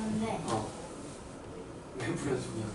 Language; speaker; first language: Korean; native; Korean